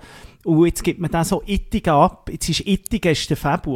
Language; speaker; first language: German; native; German